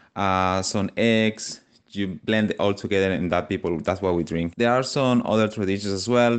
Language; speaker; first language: English; non-native, fluent; Spanish